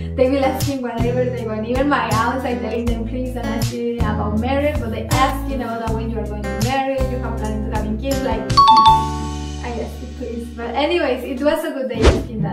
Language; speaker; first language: English; non-native, learner; Spanish